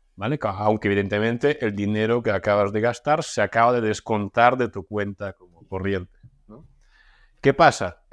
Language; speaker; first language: Spanish; non-native, fluent; Russian